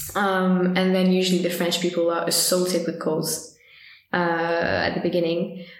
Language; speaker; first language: English; early bilingual, heritage; French